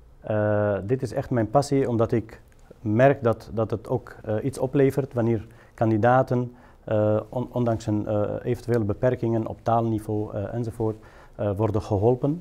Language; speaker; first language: Dutch; non-native, fluent; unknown